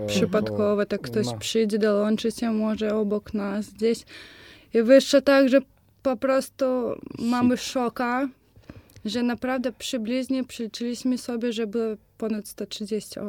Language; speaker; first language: Polish; non-native, fluent; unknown